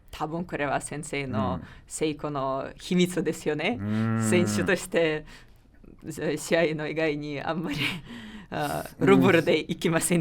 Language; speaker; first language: Japanese; non-native, learner; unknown